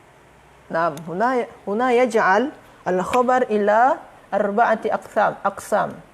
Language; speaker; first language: Arabic; non-native, fluent; Malay